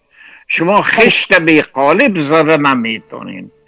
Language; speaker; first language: Persian; native; Persian